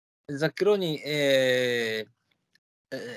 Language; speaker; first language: Italian; non-native, fluent; Japanese